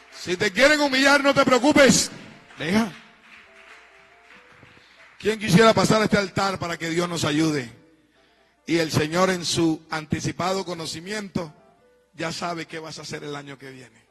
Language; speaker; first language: Spanish; native; Spanish